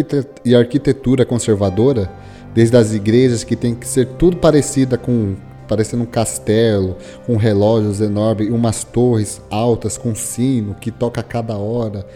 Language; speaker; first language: Portuguese; native; Portuguese